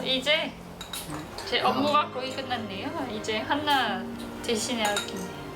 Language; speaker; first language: Korean; non-native, fluent; French